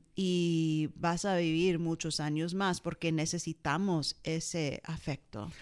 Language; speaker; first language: Spanish; early bilingual, heritage; Spanish